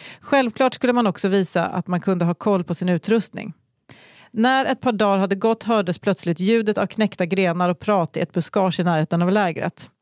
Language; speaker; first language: Swedish; native; Swedish